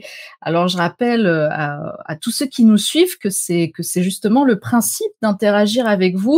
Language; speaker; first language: French; native; French